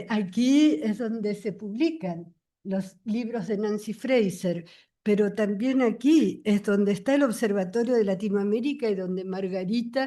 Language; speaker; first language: Spanish; native; Spanish